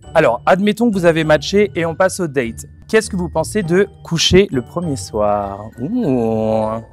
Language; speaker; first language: French; native; French